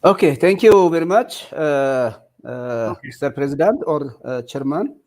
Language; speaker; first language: English; non-native, local second language; Amharic